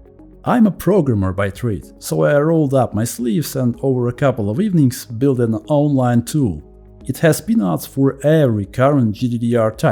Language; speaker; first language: English; non-native, fluent; Russian